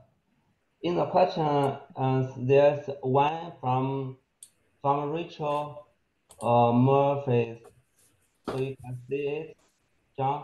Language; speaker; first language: English; non-native, fluent; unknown